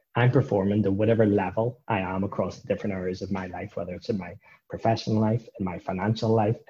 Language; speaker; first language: English; native; English